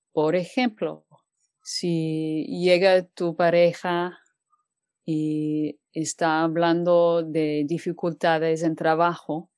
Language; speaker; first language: Spanish; non-native, fluent; English